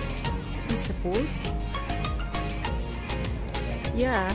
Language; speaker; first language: English; non-native, local second language; Filipino